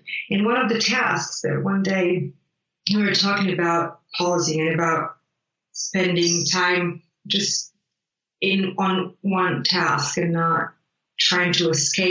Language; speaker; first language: English; non-native, fluent; Italian